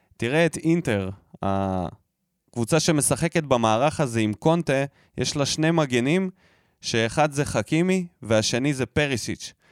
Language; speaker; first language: Hebrew; native; Hebrew